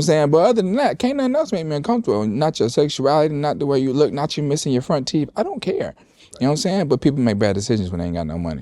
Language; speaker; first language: English; native; English